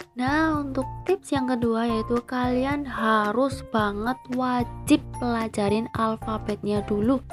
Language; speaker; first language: Indonesian; native; Indonesian